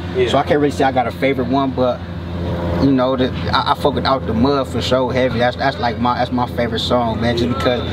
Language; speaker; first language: English; native; English